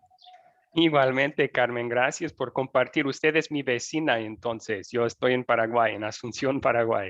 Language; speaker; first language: Spanish; non-native, fluent; English